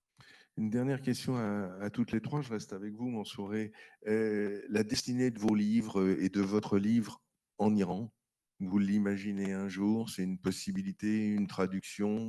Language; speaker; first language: French; native; French